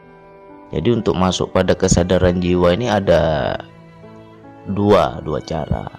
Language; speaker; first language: Indonesian; native; Indonesian